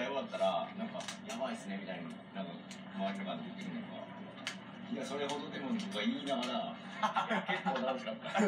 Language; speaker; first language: Japanese; native; Japanese